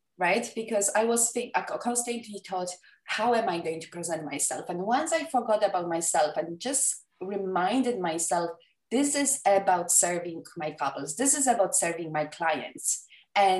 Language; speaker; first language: English; non-native, fluent; Polish